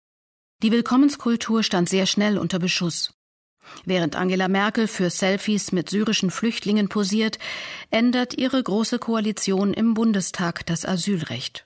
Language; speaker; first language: German; native; German